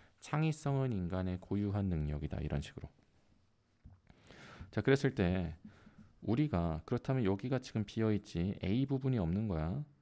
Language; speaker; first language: Korean; native; Korean